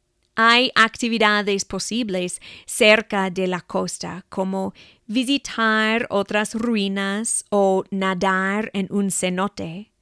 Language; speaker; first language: Spanish; non-native, fluent; English